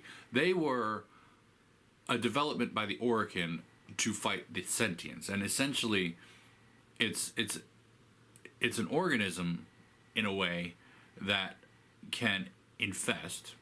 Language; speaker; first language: English; native; English